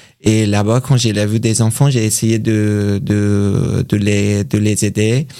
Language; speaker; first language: French; non-native, learner; Persian